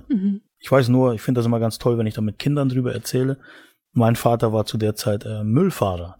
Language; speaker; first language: German; native; German